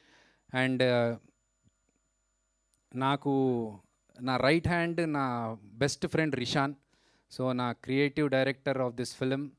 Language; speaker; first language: Telugu; native; Telugu